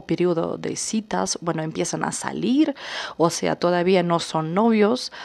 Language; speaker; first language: Spanish; non-native, fluent; Russian